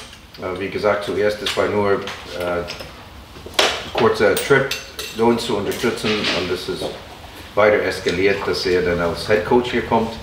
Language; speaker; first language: German; non-native, fluent; English